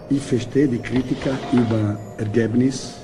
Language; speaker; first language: German; non-native, learner; Italian